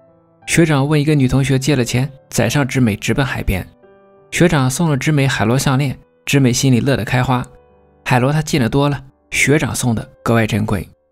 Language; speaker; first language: Chinese; native; Chinese